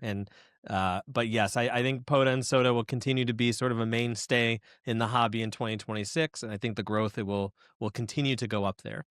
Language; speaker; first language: English; native; English